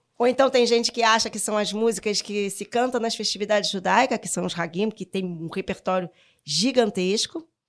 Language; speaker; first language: Portuguese; native; Portuguese